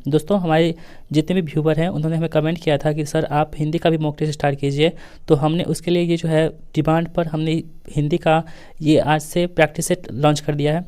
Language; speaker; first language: Hindi; native; Hindi